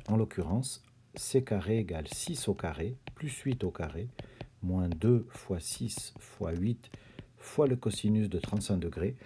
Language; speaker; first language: French; native; French